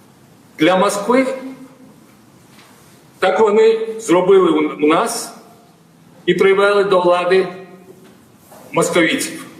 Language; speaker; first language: Ukrainian; non-native, fluent; Georgian